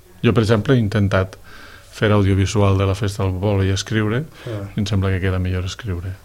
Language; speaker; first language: Catalan; native; Catalan